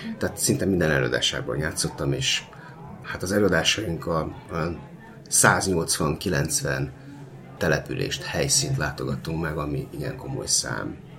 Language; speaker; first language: Hungarian; native; Hungarian